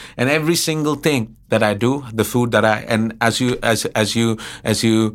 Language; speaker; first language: English; non-native, local second language; Hindi